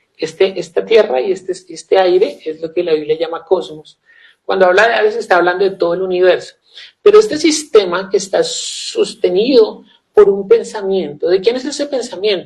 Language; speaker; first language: Spanish; native; Spanish